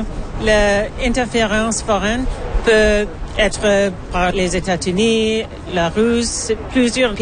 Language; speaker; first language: French; non-native, learner; English